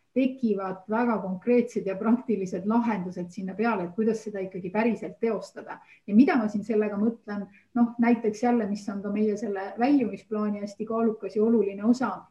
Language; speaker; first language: Estonian; native; Estonian